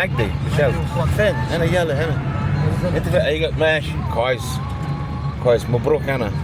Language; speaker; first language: Arabic; non-native, learner; English